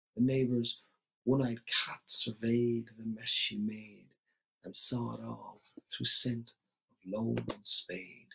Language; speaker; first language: English; native; English